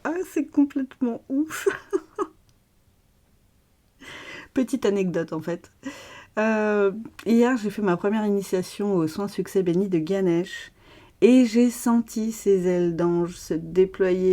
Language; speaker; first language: French; native; French